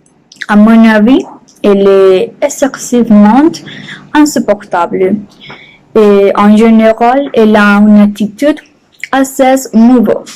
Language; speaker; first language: French; non-native, learner; Spanish